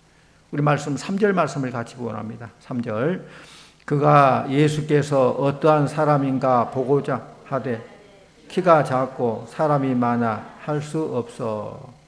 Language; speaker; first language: Korean; native; Korean